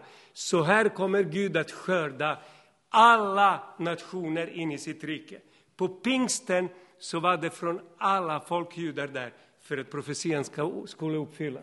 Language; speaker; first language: Swedish; non-native, fluent; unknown